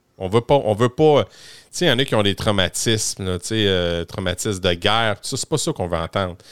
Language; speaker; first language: French; native; French